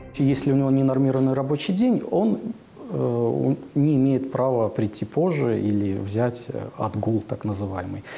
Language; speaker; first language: Russian; native; Russian